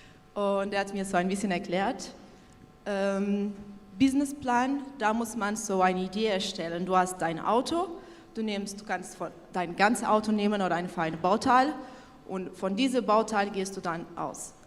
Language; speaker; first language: German; non-native, local second language; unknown